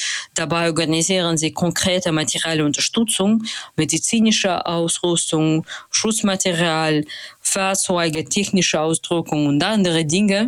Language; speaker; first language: German; non-native, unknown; Russian